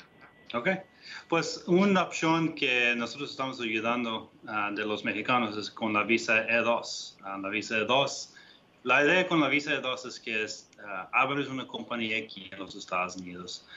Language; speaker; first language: Spanish; non-native, fluent; English